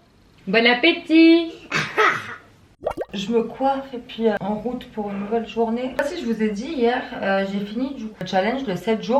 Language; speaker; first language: French; native; French